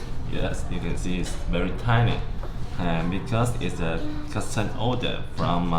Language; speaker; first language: English; non-native, learner; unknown